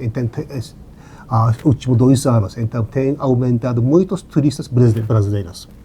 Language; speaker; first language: Portuguese; non-native, learner; Japanese